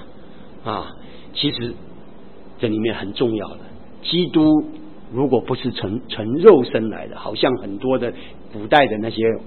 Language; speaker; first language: Chinese; native; Chinese